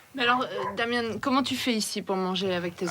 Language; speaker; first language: French; native; French